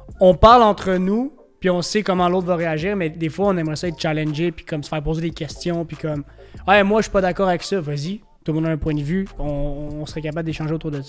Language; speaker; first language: French; native; French